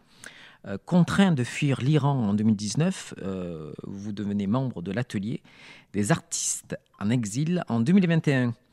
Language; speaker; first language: French; native; French